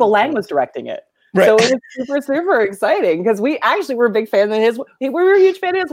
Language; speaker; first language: English; native; English